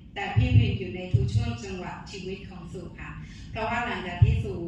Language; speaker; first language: Thai; non-native, fluent; Burmese